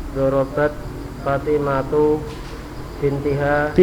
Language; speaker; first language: Arabic; non-native, learner; Indonesian